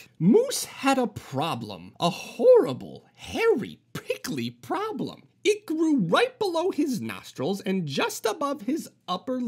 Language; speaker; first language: English; native; English